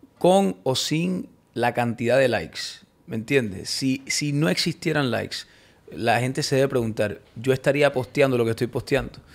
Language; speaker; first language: Spanish; early bilingual, heritage; Spanish